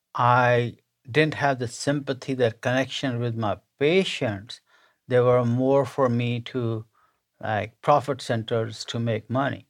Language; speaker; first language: English; non-native, local second language; Punjabi